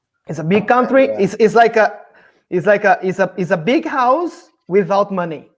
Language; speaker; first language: English; non-native, fluent; Portuguese